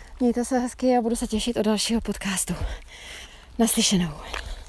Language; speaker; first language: Czech; native; Czech